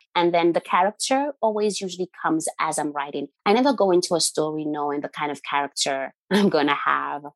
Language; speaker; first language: English; non-native, local second language; Yoruba